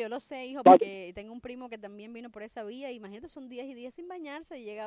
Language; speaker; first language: Spanish; native; Spanish